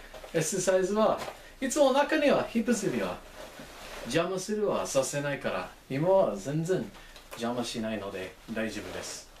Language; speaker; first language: Japanese; non-native, fluent; English